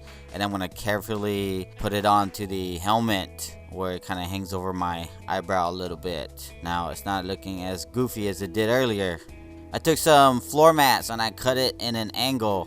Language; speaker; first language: English; native; English